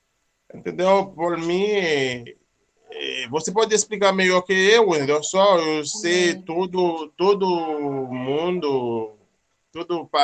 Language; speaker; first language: Portuguese; non-native, learner; Haitian Creole